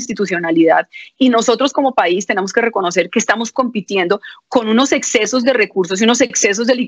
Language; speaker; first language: Spanish; native; Spanish